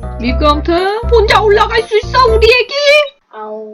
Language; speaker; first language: Korean; native; Korean